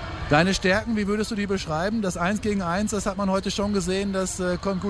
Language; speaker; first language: German; native; German